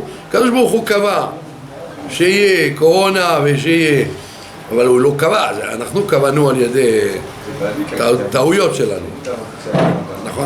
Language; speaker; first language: Hebrew; non-native, fluent; French